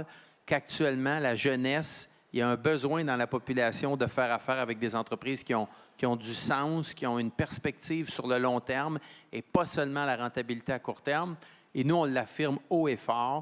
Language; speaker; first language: French; native; French